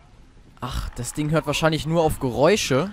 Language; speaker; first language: German; native; German